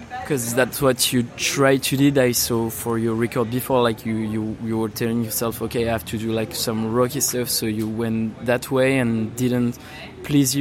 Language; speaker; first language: English; non-native, learner; French